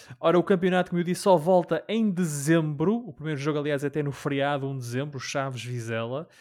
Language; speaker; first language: Portuguese; native; Portuguese